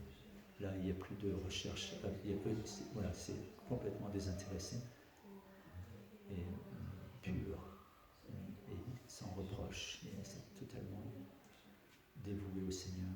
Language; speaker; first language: French; native; French